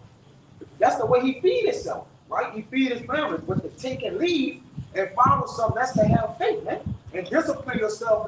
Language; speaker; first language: English; native; English